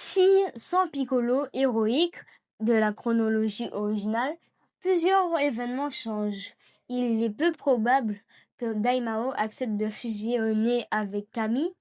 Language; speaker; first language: French; native; French